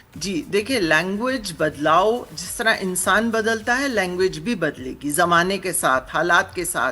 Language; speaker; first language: Urdu; native; Urdu